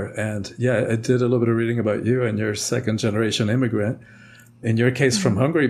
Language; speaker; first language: English; early bilingual, other home language; Spanish